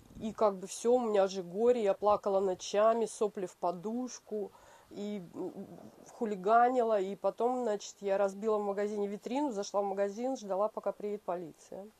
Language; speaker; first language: Russian; native; Russian